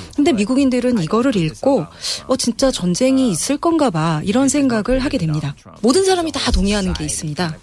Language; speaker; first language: Korean; non-native, fluent; English